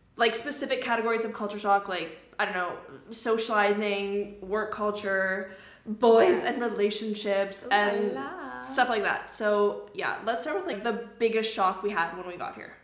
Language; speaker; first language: English; native; English